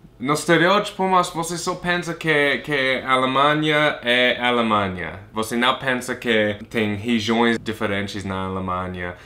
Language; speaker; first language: Portuguese; non-native, fluent; English